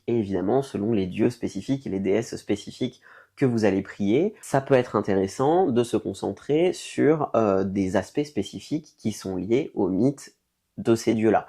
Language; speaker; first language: French; native; French